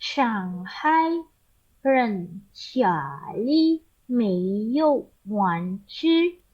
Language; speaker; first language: Chinese; non-native, learner; Indonesian